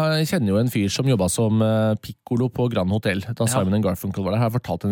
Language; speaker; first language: Norwegian; native; Norwegian